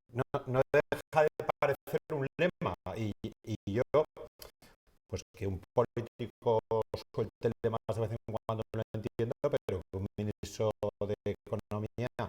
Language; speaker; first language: Spanish; native; Spanish